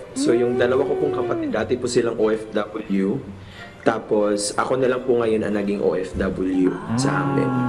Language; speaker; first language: Filipino; non-native, local second language; Cebuano